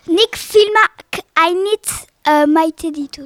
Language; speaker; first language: Basque; non-native, local second language; French